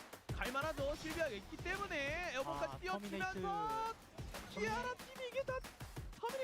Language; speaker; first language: Korean; native; Korean